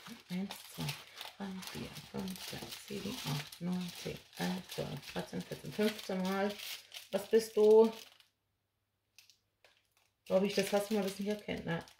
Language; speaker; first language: German; native; German